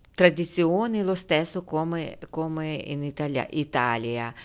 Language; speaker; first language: Italian; non-native, learner; Ukrainian